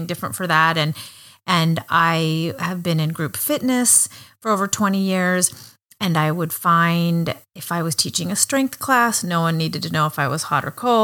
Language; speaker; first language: English; native; English